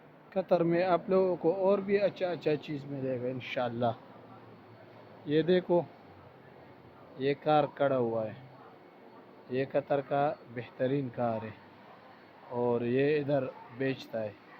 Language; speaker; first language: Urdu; non-native, local second language; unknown